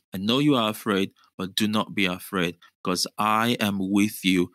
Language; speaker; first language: English; non-native, local second language; Yoruba